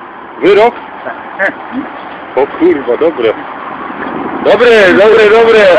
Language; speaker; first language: Polish; native; Polish